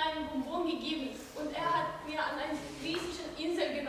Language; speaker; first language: German; non-native, learner; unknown